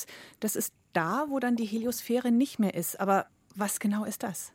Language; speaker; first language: German; native; German